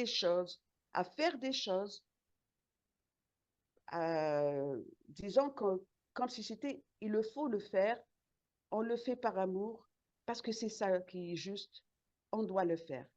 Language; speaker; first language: French; non-native, local second language; Arabic